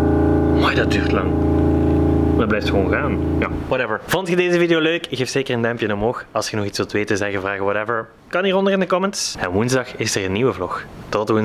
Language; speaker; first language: Dutch; native; Dutch